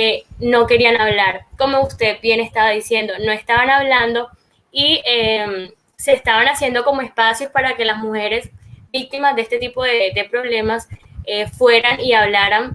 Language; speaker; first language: Spanish; native; Spanish